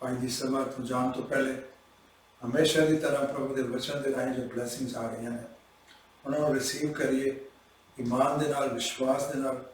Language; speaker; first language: Hindi; non-native, local second language; Punjabi